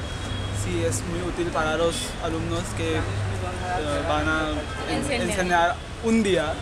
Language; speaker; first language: Spanish; non-native, fluent; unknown